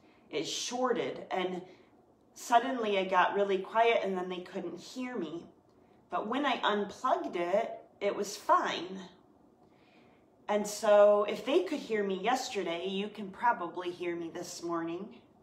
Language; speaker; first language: English; native; English